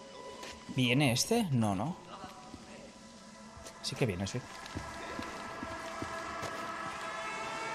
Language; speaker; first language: Spanish; native; Spanish